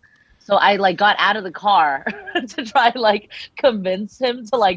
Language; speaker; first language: English; early bilingual, other home language; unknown